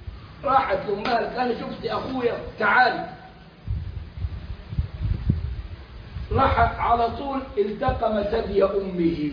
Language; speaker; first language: Arabic; native; Arabic